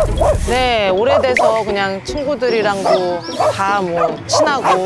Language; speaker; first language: Korean; native; Korean